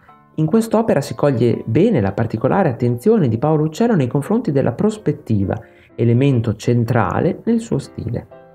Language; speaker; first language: Italian; native; Italian